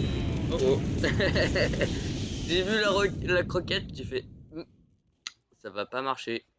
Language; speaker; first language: French; native; French